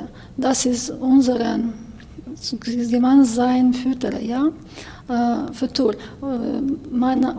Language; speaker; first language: German; non-native, learner; Ukrainian